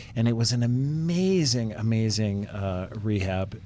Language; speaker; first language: English; native; English